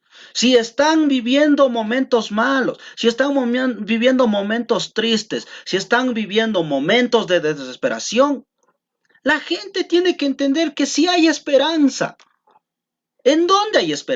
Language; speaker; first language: Spanish; native; Spanish